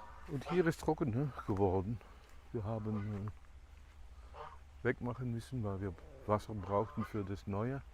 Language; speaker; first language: German; non-native, fluent; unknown